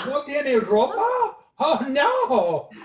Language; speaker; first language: Spanish; non-native, fluent; English